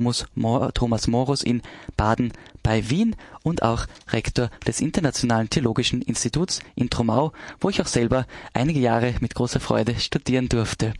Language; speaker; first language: German; native; German